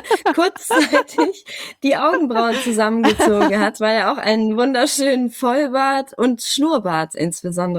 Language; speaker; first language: German; native; German